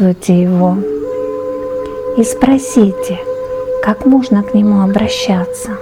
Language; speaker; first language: Russian; native; Russian